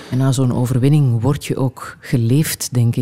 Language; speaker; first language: Dutch; native; Dutch